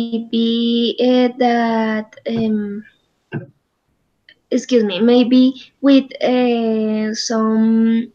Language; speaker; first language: English; non-native, learner; Spanish